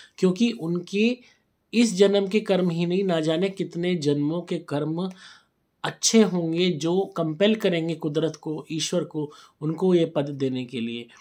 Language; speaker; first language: Hindi; native; Hindi